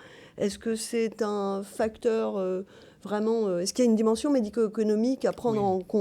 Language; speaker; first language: French; native; French